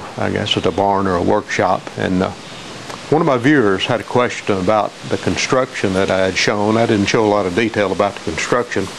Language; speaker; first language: English; native; English